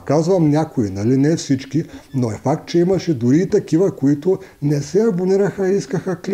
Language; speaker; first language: Bulgarian; native; Bulgarian